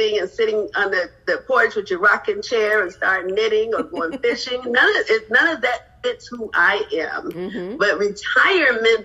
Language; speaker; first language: English; native; English